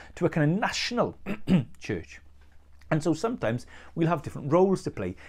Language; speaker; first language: English; native; English